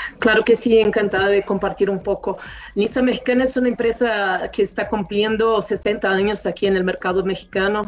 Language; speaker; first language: Spanish; non-native, fluent; Portuguese